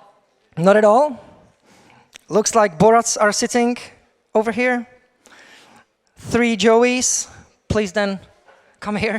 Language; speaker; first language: English; non-native, fluent; Czech